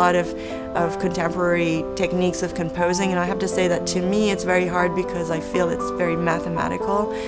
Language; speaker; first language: English; native; English